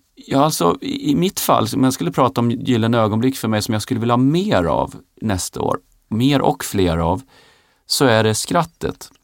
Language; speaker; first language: Swedish; native; Swedish